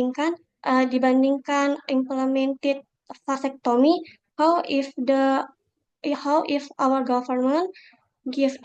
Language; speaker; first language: English; non-native, local second language; Indonesian